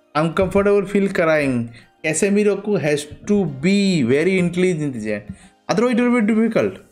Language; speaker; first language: Hindi; non-native, local second language; Odia